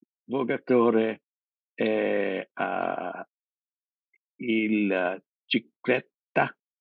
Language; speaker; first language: Italian; non-native, learner; English